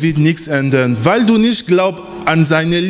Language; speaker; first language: German; non-native, fluent; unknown